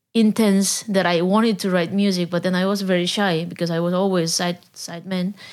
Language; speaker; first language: English; non-native, learner; Korean